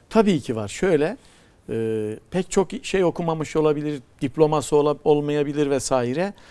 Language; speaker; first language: Turkish; native; Turkish